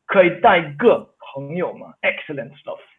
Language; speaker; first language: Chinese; non-native, fluent; Swedish